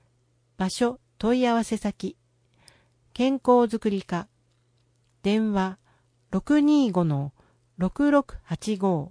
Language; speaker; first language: Japanese; native; Japanese